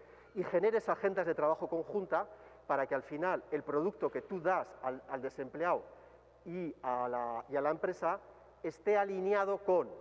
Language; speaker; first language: Spanish; native; Spanish